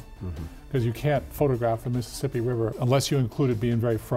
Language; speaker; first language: English; native; English